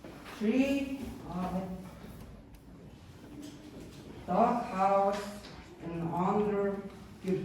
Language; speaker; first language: English; non-native, learner; Mongolian